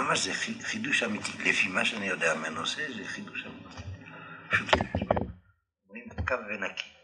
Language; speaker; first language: Hebrew; non-native, fluent; French